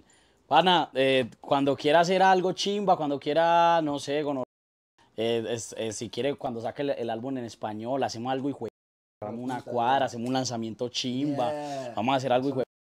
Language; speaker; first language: Spanish; native; Spanish